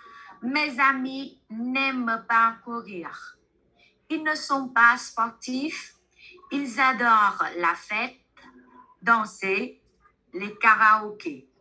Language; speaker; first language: French; non-native, fluent; Vietnamese